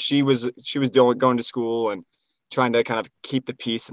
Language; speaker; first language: English; native; English